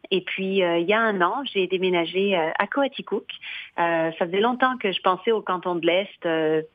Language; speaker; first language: French; native; French